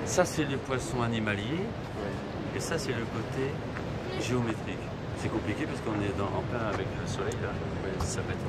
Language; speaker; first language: French; native; French